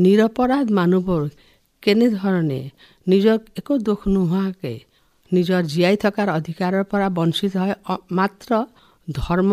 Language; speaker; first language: Assamese; non-native, local second language; Nepali